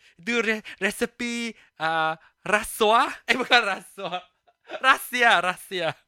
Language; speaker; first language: Malay; non-native, local second language; Chinese